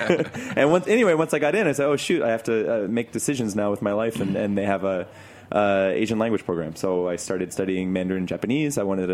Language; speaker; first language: English; native; English